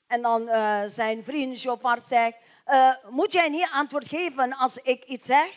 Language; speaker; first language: Dutch; non-native, learner; Indonesian